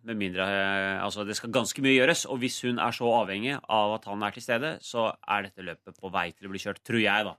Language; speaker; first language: Norwegian; early bilingual, other home language; Urdu